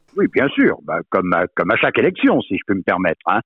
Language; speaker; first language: French; native; French